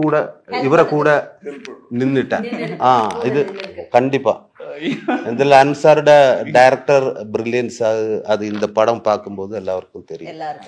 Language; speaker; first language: Tamil; non-native, learner; Malayalam